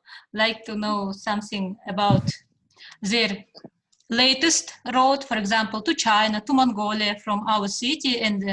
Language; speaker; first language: English; non-native, fluent; Russian